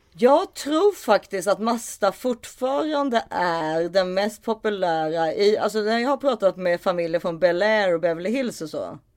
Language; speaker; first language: Swedish; native; Swedish